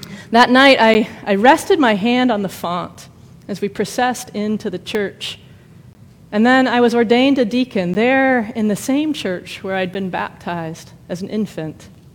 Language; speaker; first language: English; native; English